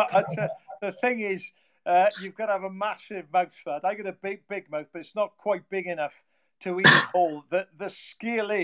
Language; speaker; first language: English; native; English